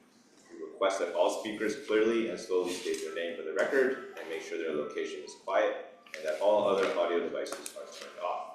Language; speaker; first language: English; native; English